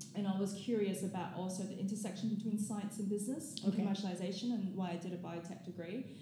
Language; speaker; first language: English; native; English